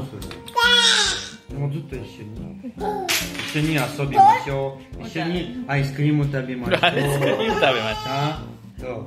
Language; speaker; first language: Japanese; non-native, learner; Russian